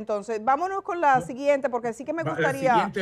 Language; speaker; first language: Spanish; native; Spanish